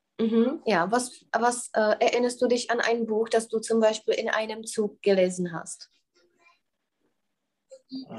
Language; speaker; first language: German; non-native, fluent; Czech